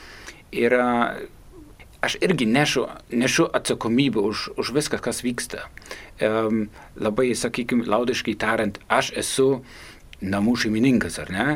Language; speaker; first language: Lithuanian; non-native, fluent; German